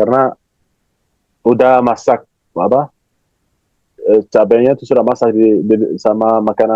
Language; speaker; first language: Indonesian; non-native, fluent; Arabic